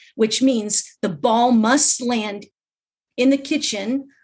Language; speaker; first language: English; native; English